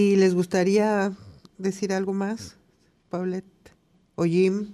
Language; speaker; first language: Spanish; native; Spanish